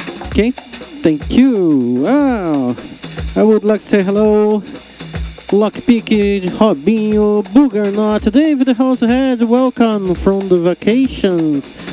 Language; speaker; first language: English; non-native, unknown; Portuguese